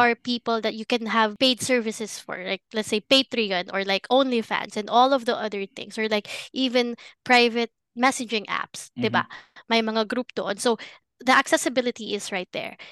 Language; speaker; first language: English; non-native, local second language; Filipino